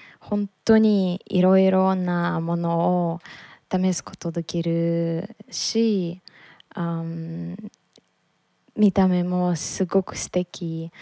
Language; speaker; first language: Japanese; non-native, learner; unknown